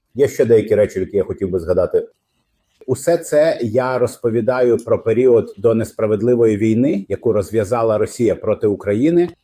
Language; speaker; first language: Ukrainian; non-native, fluent; Arabic